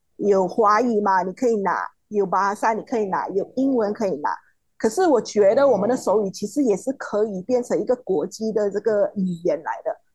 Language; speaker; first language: Chinese; native; Chinese